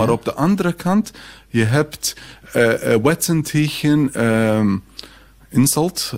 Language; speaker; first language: Dutch; non-native, fluent; Arabic